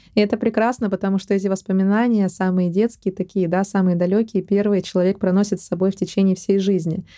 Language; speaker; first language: Russian; native; Russian